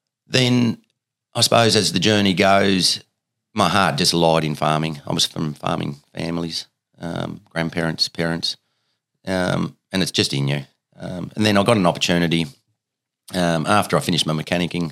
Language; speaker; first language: English; native; English